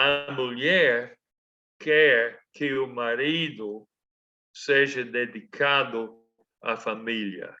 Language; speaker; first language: Portuguese; non-native, fluent; English